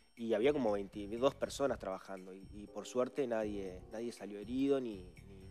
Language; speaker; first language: Spanish; native; Spanish